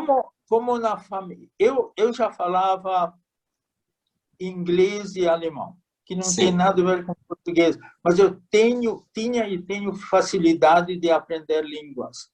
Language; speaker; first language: Portuguese; non-native, fluent; Hungarian